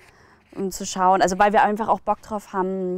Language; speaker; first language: German; native; German